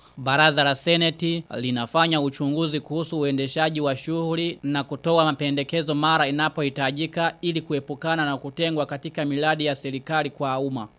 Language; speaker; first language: Swahili; non-native, local second language; Rundi